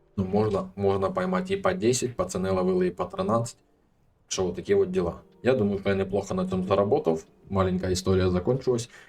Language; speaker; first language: Russian; non-native, local second language; Ukrainian